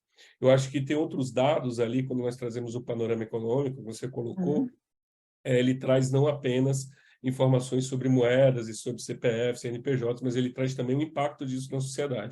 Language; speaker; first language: Portuguese; native; Portuguese